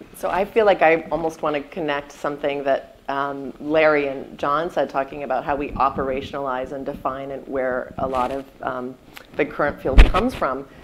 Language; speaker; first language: English; native; English